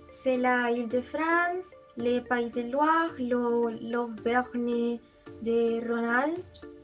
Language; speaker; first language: French; non-native, learner; Spanish